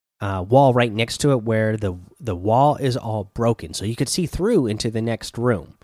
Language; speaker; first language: English; native; English